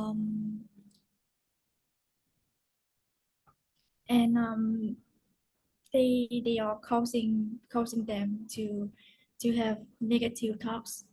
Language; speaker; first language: English; non-native, learner; Vietnamese